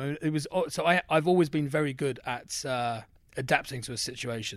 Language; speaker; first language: English; native; English